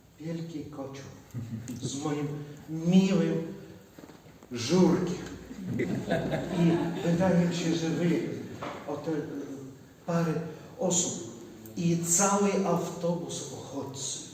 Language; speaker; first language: Polish; non-native, learner; Ukrainian